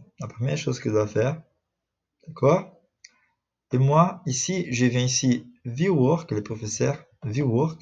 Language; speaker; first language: French; non-native, fluent; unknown